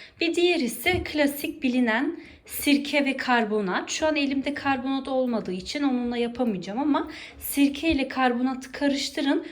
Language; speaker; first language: Turkish; early bilingual, heritage; Turkish